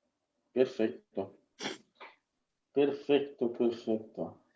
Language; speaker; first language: Spanish; non-native, fluent; Portuguese